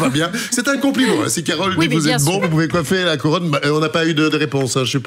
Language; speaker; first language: French; native; French